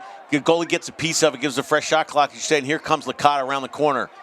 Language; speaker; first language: English; native; English